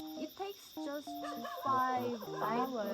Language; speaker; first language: English; non-native, learner; Korean